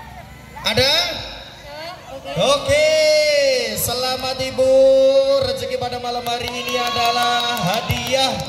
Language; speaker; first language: Indonesian; non-native, local second language; Javanese